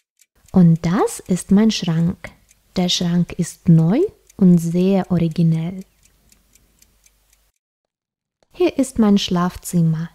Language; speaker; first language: German; non-native, fluent; Russian